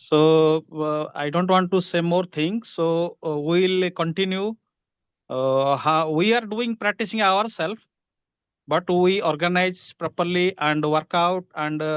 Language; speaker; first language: English; non-native, fluent; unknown